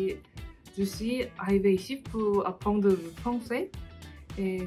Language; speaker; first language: French; non-native, learner; Korean